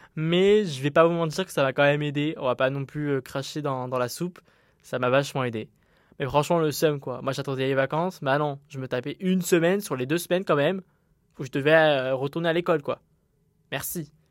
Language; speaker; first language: French; native; French